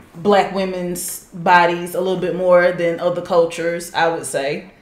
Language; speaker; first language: English; native; English